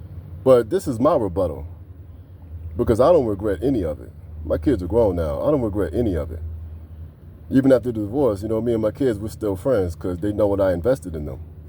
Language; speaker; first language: English; native; English